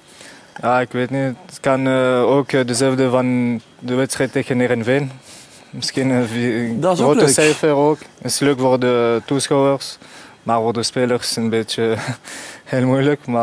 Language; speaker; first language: Dutch; non-native, fluent; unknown